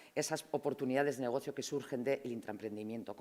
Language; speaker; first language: Spanish; native; Spanish